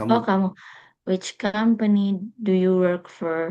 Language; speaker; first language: English; non-native, local second language; Indonesian